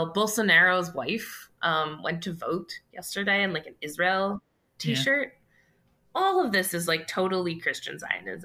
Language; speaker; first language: English; native; English